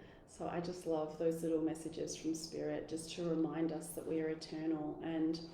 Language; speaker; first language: English; native; English